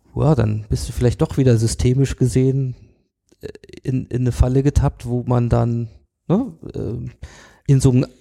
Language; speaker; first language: German; native; German